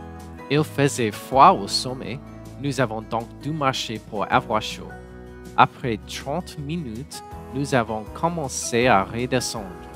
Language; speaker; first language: French; non-native, learner; English